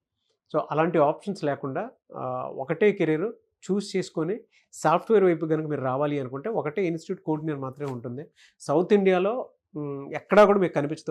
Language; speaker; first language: Telugu; native; Telugu